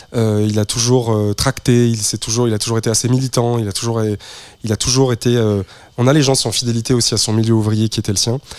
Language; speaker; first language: French; native; French